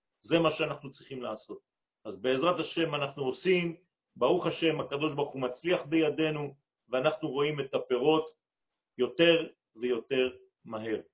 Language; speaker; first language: Hebrew; non-native, fluent; French